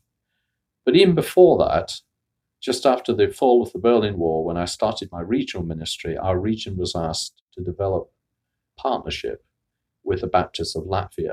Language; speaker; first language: English; native; English